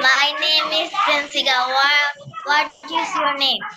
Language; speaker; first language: English; non-native, learner; Tamil